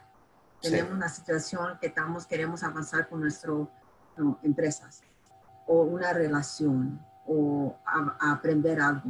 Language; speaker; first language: Spanish; early bilingual, heritage; Spanish